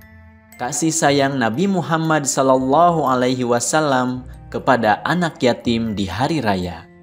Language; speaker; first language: Indonesian; native; Indonesian